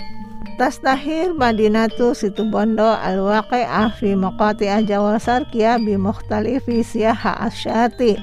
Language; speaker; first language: Arabic; non-native, fluent; Indonesian